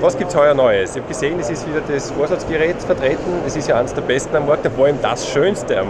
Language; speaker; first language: German; native; German